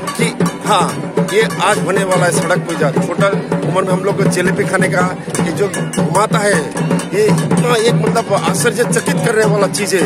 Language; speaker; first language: Hindi; non-native, local second language; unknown